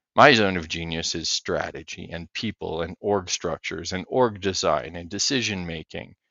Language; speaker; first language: English; native; English